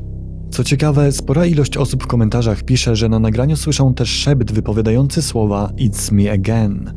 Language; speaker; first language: Polish; native; Polish